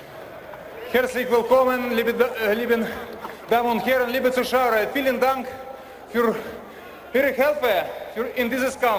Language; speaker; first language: German; non-native, learner; Russian